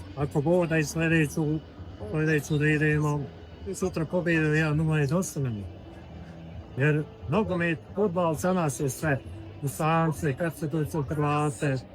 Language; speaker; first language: Bosnian; early bilingual, heritage; Bosnian